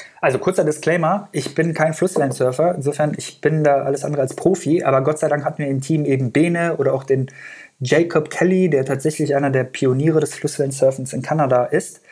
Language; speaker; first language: German; early bilingual, other home language; Persian